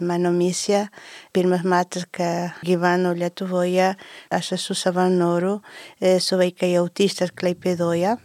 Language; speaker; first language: Lithuanian; non-native, learner; Spanish